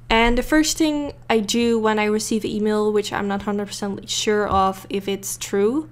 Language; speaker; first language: English; non-native, fluent; Dutch